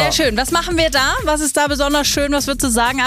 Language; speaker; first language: German; native; German